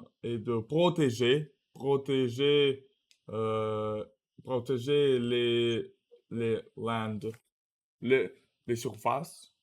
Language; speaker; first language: French; non-native, learner; Russian